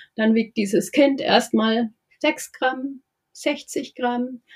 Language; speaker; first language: German; native; German